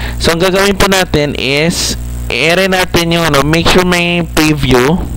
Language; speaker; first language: Filipino; non-native, local second language; Hiligaynon